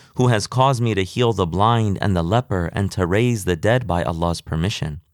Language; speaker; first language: English; native; English